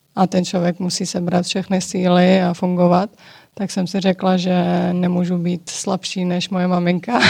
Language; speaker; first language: Czech; early bilingual, other home language; Georgian